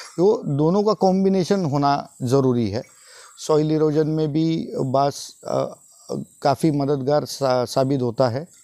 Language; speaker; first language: Hindi; non-native, local second language; Marathi